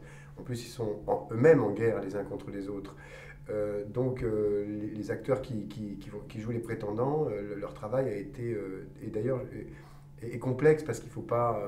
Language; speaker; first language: French; native; French